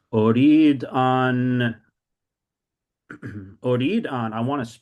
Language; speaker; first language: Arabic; non-native, fluent; English